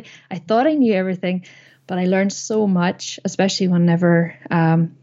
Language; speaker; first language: English; native; English